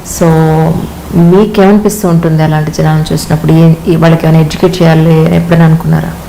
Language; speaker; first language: Telugu; native; Telugu